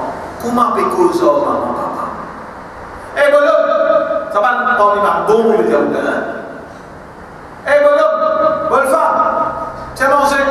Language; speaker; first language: French; non-native, local second language; Morisyen